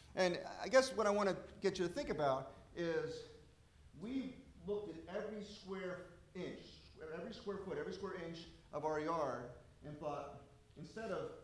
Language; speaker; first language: English; native; English